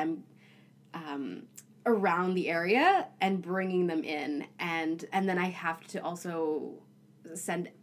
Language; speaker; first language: English; native; English